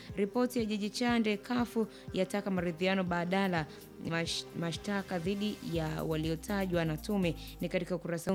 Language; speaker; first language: Swahili; native; Swahili